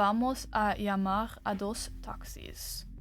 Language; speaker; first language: Spanish; non-native, learner; English